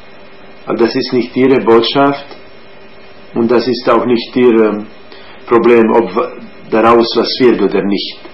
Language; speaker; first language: German; non-native, fluent; Croatian